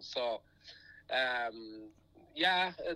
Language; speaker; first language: English; non-native, fluent; Persian